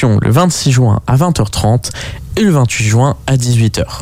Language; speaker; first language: French; native; French